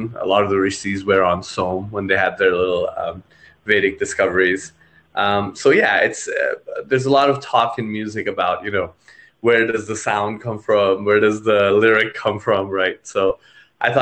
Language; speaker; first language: English; non-native, local second language; Nepali